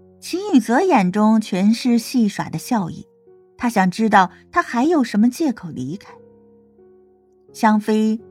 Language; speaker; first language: Chinese; native; Chinese